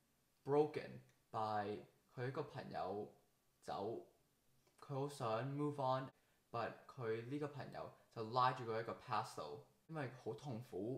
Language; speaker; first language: Cantonese; early bilingual, heritage; Cantonese